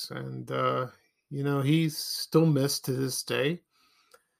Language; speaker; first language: English; native; English